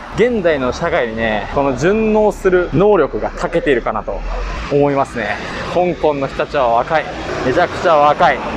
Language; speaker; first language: Japanese; native; Japanese